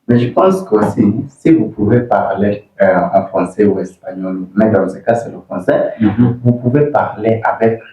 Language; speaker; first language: French; non-native, learner; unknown